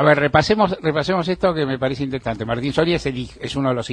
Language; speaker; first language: Spanish; native; Spanish